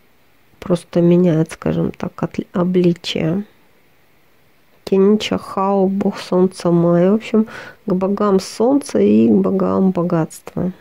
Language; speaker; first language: Russian; native; Russian